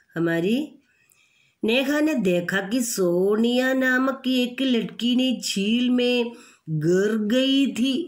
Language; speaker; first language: Hindi; non-native, local second language; Malayalam